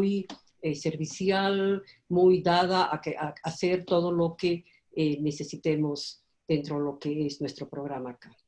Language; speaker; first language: Spanish; native; Spanish